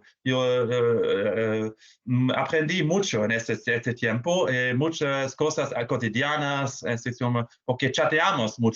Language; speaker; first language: Spanish; non-native, fluent; German